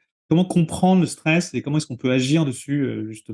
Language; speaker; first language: French; native; French